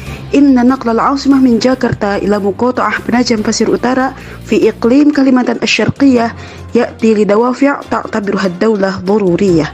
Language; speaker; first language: Arabic; non-native, learner; Indonesian